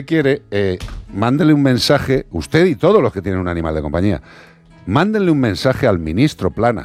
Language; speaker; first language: Spanish; native; Spanish